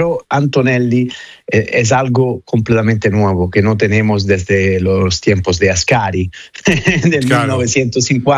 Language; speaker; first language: Spanish; non-native, fluent; Italian